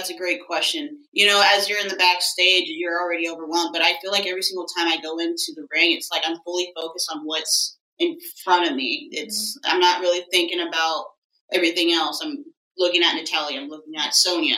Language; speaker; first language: English; native; English